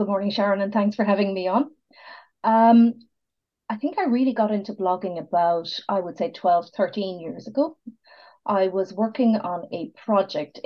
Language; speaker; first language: English; native; English